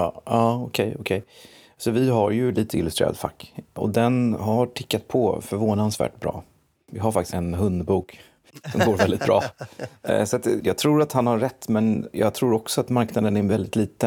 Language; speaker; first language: Swedish; native; Swedish